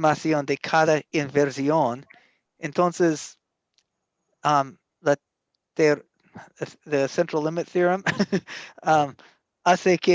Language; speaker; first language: Spanish; non-native, learner; English